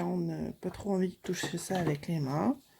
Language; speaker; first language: French; native; French